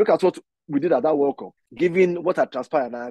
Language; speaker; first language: English; non-native, local second language; Yoruba